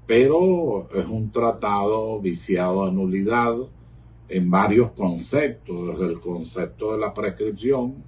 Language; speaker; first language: Spanish; native; Spanish